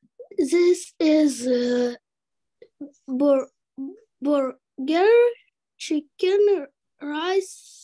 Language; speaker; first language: English; non-native, learner; Russian